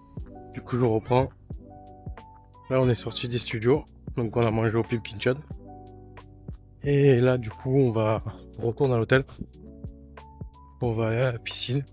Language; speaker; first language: French; native; French